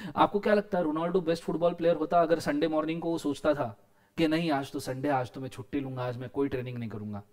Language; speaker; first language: Hindi; non-native, local second language; Marathi